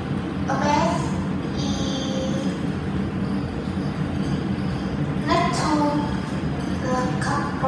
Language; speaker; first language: English; non-native, learner; Vietnamese